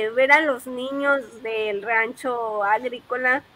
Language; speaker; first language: Spanish; native; Spanish